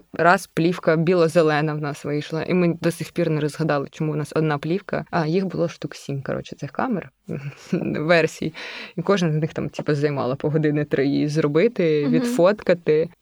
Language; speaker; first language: Ukrainian; native; Ukrainian